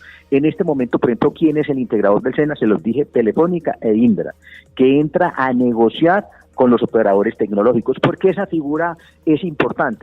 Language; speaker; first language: Spanish; native; Spanish